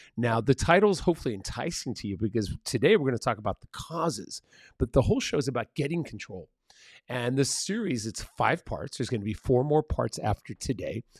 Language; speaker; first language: English; early bilingual, other home language; Spanish